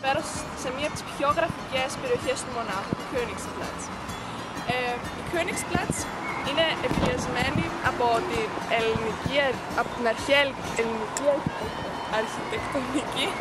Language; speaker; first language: Greek; early bilingual, heritage; Greek